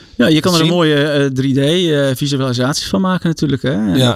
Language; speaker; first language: Dutch; native; Dutch